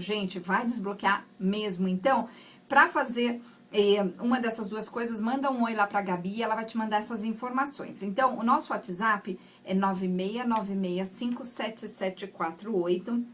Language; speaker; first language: Portuguese; native; Portuguese